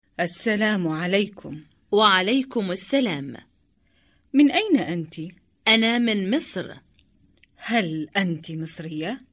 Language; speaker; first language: Arabic; non-native, learner; Indonesian